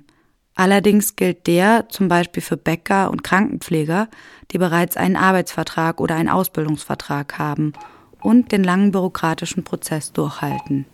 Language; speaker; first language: German; native; German